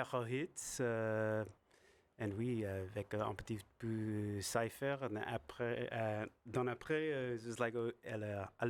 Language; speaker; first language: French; non-native, learner; English